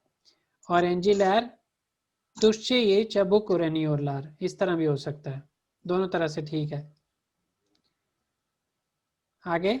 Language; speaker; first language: Turkish; non-native, fluent; Urdu